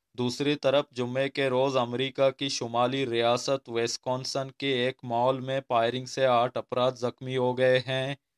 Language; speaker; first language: Urdu; non-native, local second language; Baluchi